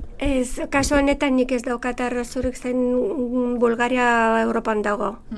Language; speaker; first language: Basque; non-native, fluent; Bulgarian